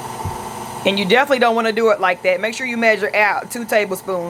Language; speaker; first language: English; native; English